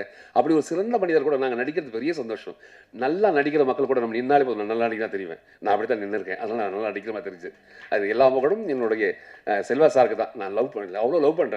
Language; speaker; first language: Tamil; native; Tamil